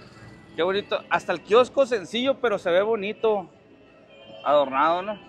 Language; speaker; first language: Spanish; native; Spanish